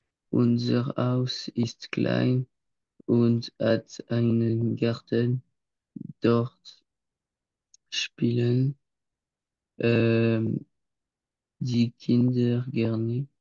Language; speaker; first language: German; non-native, learner; French